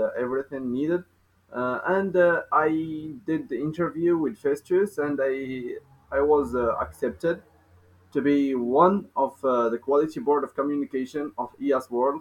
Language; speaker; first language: English; non-native, fluent; Arabic